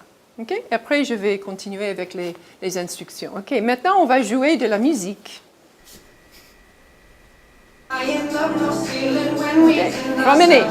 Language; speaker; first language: French; non-native, fluent; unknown